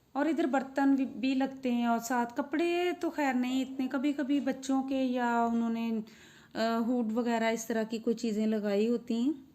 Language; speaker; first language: Urdu; non-native, local second language; Punjabi